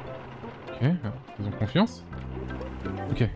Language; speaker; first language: French; native; French